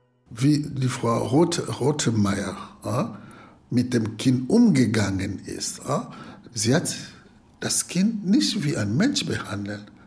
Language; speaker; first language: German; non-native, fluent; Lingala